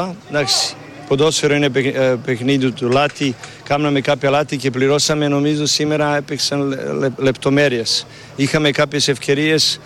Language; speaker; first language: Greek; non-native, learner; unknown